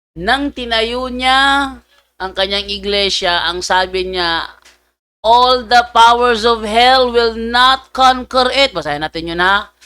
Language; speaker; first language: Filipino; non-native, local second language; Cebuano